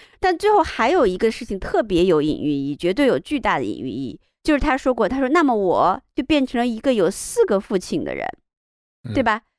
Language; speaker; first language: Chinese; native; Chinese